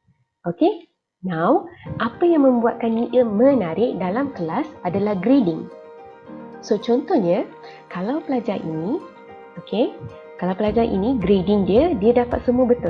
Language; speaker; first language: Malay; native; Malay